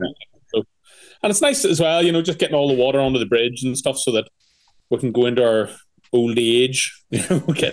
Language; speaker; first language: English; native; English